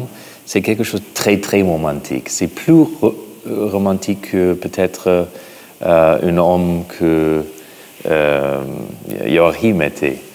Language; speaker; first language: French; non-native, fluent; English